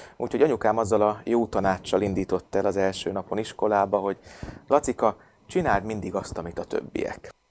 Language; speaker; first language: Hungarian; native; Hungarian